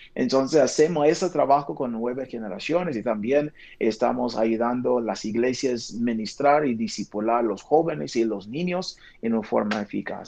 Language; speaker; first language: Spanish; non-native, fluent; English